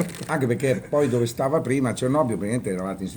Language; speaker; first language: Italian; native; Italian